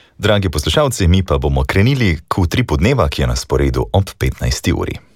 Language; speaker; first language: Slovenian; native; Slovenian